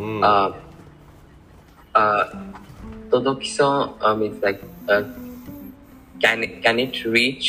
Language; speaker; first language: English; non-native, learner; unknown